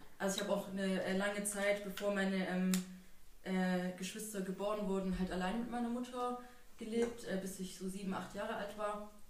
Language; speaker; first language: German; native; German